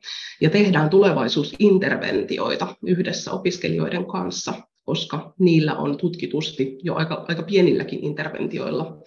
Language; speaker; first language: Finnish; native; Finnish